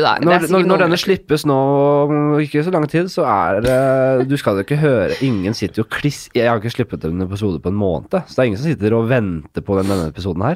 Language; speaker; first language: Norwegian; native; Norwegian